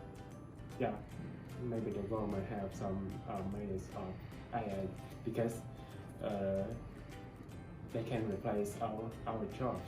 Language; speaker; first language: English; non-native, learner; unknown